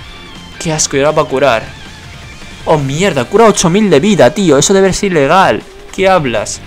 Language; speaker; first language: Spanish; native; Spanish